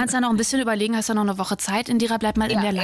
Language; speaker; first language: German; native; German